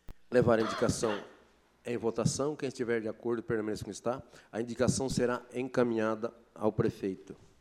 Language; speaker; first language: Portuguese; native; Portuguese